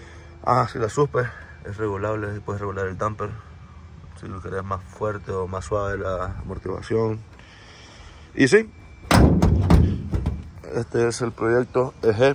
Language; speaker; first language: Spanish; native; Spanish